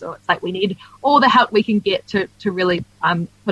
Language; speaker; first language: English; native; English